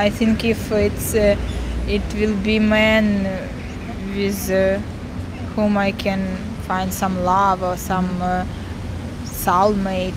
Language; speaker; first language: English; non-native, learner; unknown